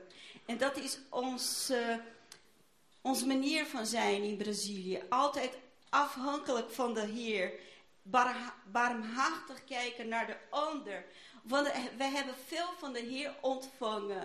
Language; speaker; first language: Dutch; non-native, fluent; Portuguese